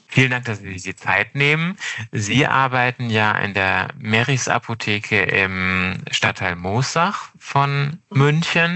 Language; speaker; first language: German; native; German